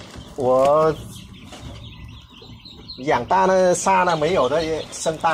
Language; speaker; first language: Chinese; non-native, learner; Vietnamese